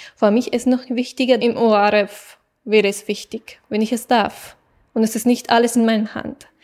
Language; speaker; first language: German; non-native, fluent; Persian